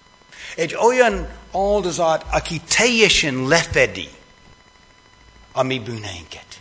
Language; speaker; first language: Hungarian; non-native, fluent; English